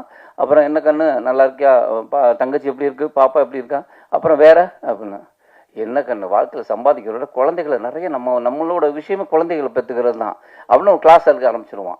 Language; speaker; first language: Tamil; native; Tamil